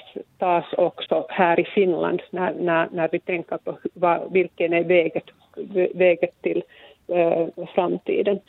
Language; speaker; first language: Swedish; non-native, local second language; Finnish